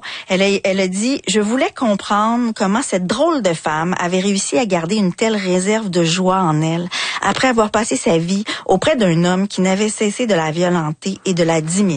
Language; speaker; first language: French; native; French